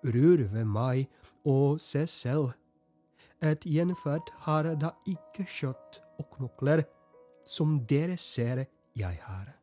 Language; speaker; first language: Norwegian; non-native, fluent; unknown